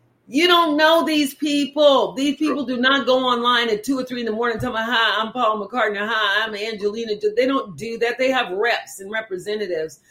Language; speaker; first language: English; native; English